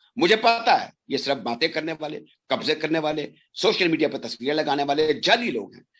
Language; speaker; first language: Urdu; non-native, local second language; Punjabi